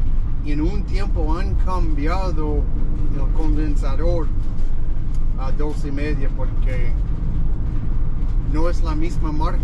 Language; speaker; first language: Spanish; non-native, fluent; English